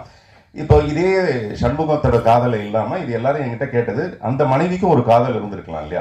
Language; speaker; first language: Tamil; native; Tamil